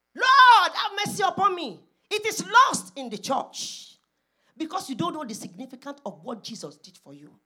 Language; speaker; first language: English; non-native, local second language; Yoruba